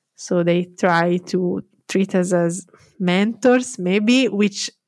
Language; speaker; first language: English; non-native, fluent; Italian